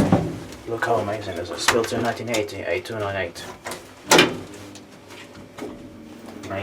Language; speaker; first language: English; non-native, learner; Finnish